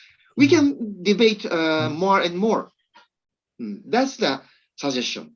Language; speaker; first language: English; non-native, learner; Japanese